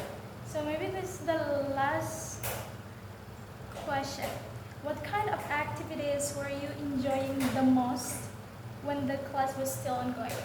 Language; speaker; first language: English; non-native, learner; Indonesian